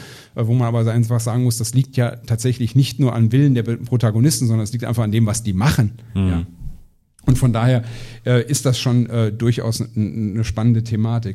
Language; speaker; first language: German; native; German